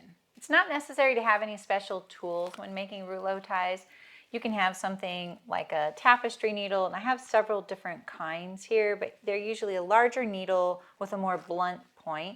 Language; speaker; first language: English; native; English